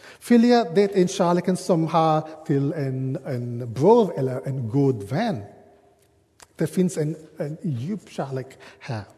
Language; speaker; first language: Swedish; non-native, learner; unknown